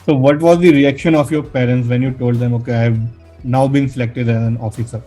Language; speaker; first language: English; non-native, local second language; Hindi